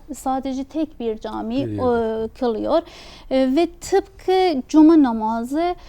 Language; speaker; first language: Turkish; non-native, fluent; Persian